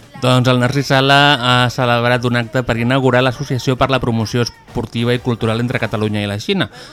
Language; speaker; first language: Catalan; native; Catalan